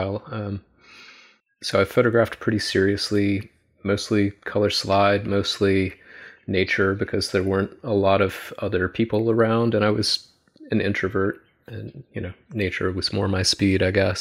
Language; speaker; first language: English; native; English